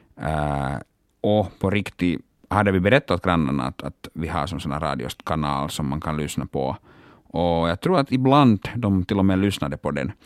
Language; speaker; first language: Swedish; non-native, local second language; Finnish